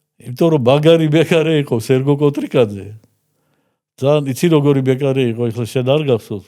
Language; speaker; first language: Georgian; non-native, local second language; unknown